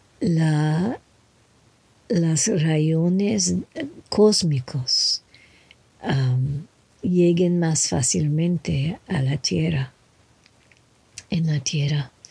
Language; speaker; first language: Spanish; non-native, learner; English